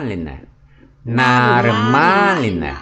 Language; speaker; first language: Russian; non-native, fluent; Vietnamese